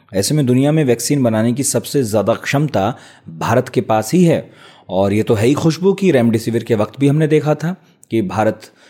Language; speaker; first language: Hindi; native; Hindi